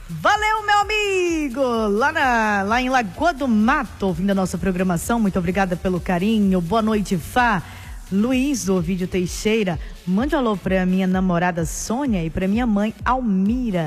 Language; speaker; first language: Portuguese; native; Portuguese